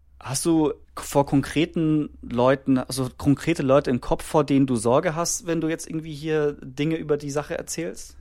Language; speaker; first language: German; native; German